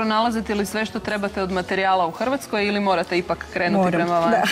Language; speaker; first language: Croatian; native; Croatian